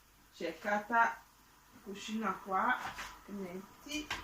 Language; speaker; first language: Italian; non-native, learner; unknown